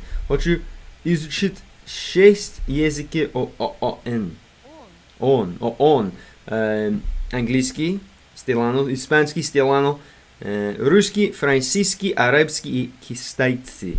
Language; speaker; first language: Russian; non-native, learner; English